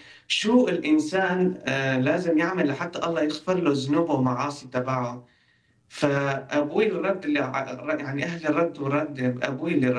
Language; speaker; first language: Arabic; non-native, local second language; Kurdish